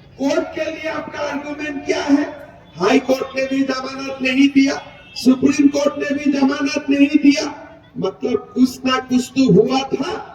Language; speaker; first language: Hindi; non-native, local second language; Assamese